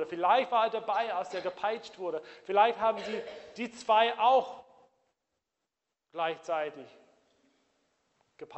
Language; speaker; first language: German; non-native, fluent; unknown